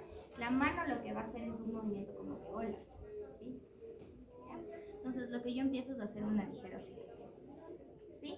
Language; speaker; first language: Spanish; native; Spanish